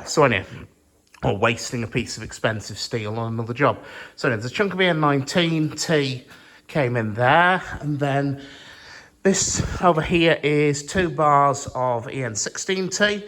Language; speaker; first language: English; native; English